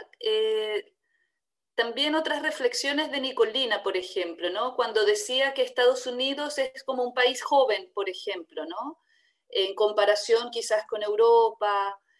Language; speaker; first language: Spanish; native; Spanish